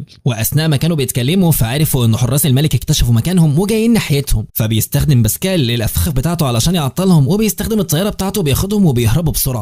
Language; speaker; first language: Arabic; native; Arabic